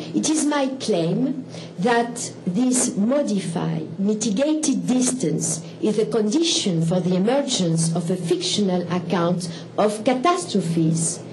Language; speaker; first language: English; non-native, fluent; French